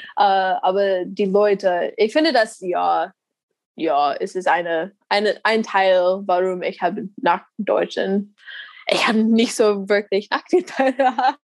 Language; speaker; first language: German; non-native, learner; English